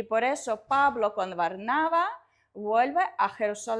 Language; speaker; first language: Spanish; non-native, learner; Russian